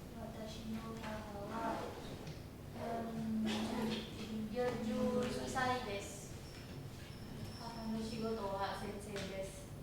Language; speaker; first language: Japanese; non-native, learner; Indonesian